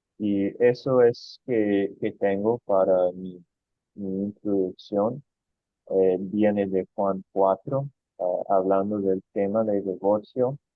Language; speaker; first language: Spanish; non-native, fluent; English